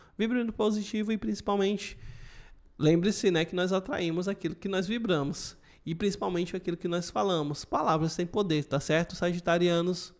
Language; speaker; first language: Portuguese; native; Portuguese